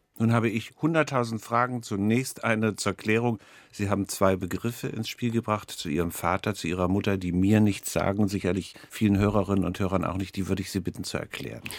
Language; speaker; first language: German; native; German